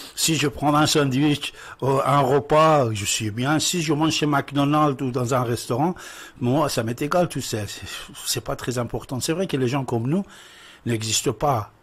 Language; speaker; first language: French; non-native, fluent; Persian